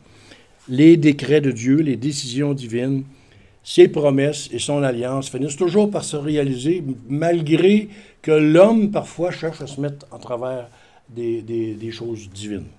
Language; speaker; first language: French; native; French